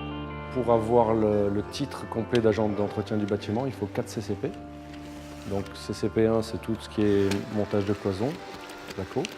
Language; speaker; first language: French; native; French